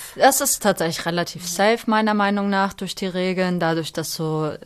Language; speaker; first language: German; native; German